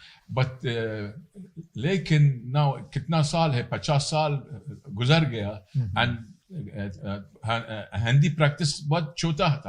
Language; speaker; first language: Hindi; non-native, learner; Arabic